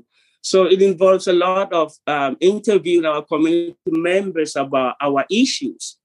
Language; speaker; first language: English; non-native, local second language; Ewe